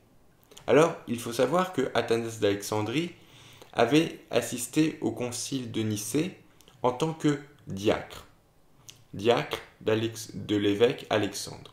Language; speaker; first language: French; native; French